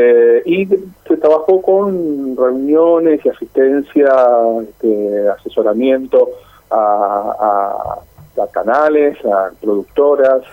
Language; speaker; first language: Spanish; native; Spanish